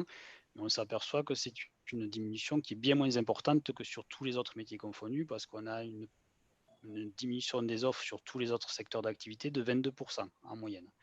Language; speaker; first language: French; native; French